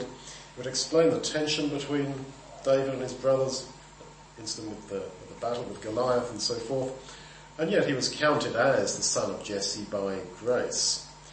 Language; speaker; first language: English; native; English